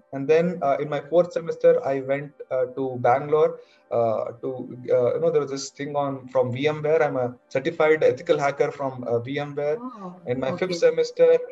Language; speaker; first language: English; non-native, local second language; Kannada